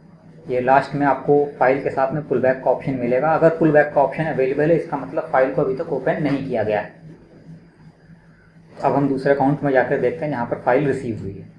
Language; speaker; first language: Hindi; native; Hindi